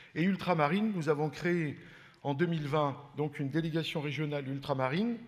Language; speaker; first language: French; native; French